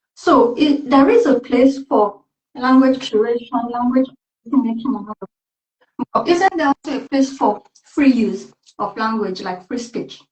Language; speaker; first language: English; non-native, local second language; Yoruba